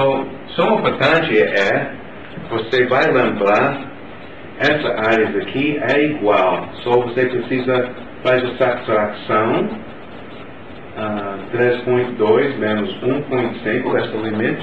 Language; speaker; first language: Portuguese; non-native, learner; English